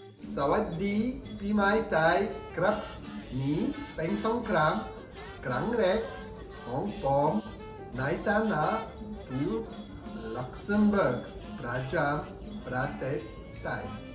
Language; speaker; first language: Thai; non-native, learner; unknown